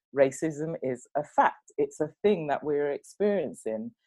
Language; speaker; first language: English; native; English